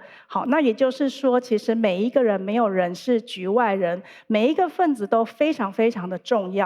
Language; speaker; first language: Chinese; native; Chinese